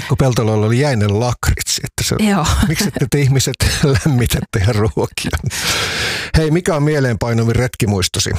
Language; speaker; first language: Finnish; native; Finnish